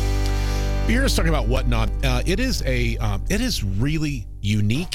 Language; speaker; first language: English; native; English